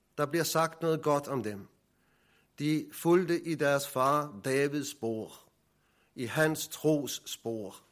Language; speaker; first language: Danish; native; Danish